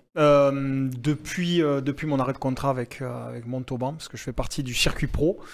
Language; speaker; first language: French; native; French